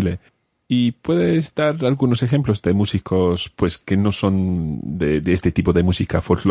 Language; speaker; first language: Spanish; non-native, fluent; English